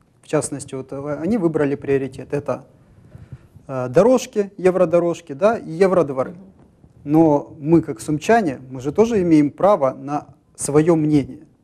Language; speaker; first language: Russian; native; Russian